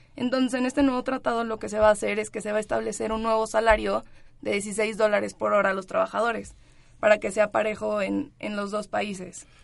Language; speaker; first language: Spanish; native; Spanish